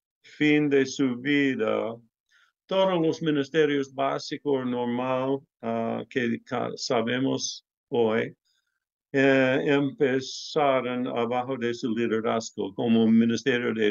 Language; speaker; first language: Spanish; non-native, learner; English